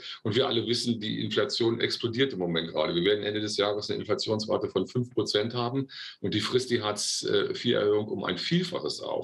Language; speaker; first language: German; native; German